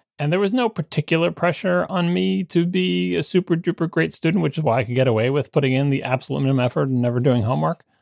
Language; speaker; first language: English; native; English